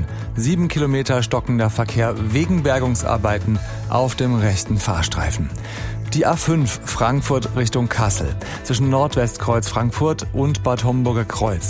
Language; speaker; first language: German; native; German